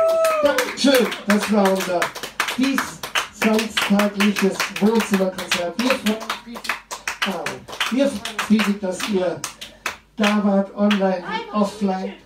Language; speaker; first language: German; native; German